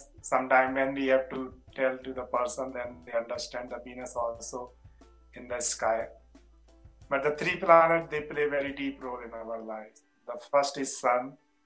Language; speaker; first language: English; non-native, local second language; Hindi